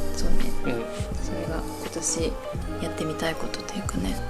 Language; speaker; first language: Japanese; native; Japanese